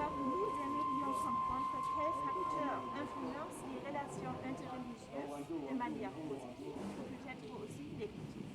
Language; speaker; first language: French; non-native, fluent; German